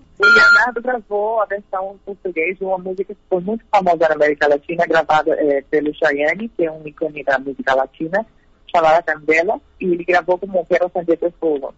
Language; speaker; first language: Portuguese; early bilingual, heritage; Spanish